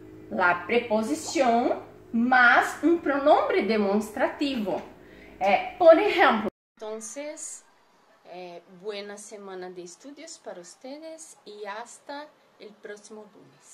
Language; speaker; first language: Spanish; non-native, fluent; Portuguese